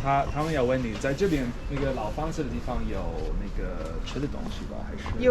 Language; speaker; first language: Chinese; non-native, fluent; English